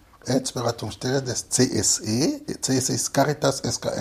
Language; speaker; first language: German; non-native, fluent; Lingala